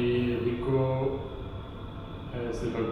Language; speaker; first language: Indonesian; non-native, learner; English